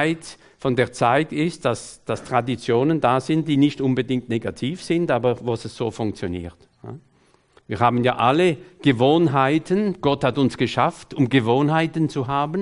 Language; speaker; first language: German; non-native, fluent; French